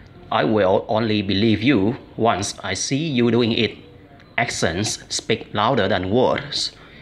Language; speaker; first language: English; non-native, fluent; Vietnamese